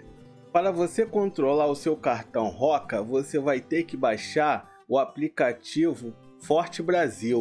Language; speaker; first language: Portuguese; native; Portuguese